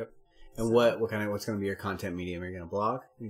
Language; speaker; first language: English; native; English